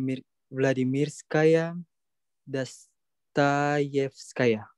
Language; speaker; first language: Russian; non-native, learner; Indonesian